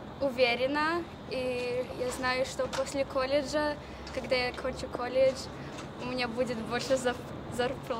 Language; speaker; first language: Russian; early bilingual, heritage; Russian